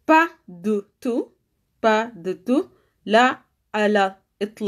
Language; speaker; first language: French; non-native, learner; Arabic